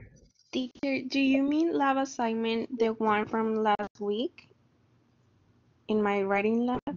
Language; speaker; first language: English; non-native, learner; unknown